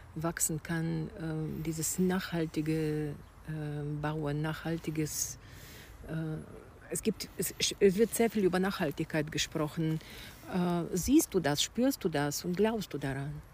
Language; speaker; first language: German; non-native, fluent; Bulgarian